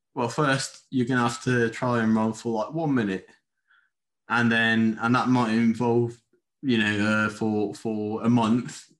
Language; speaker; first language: English; non-native, fluent; Spanish